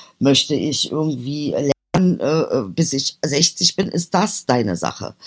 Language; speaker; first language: German; early bilingual, other home language; Turkish